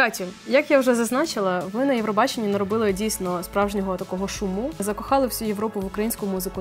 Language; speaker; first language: Ukrainian; native; Ukrainian